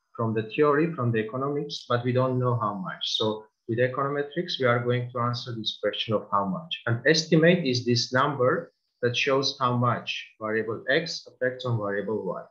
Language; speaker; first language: English; non-native, fluent; Armenian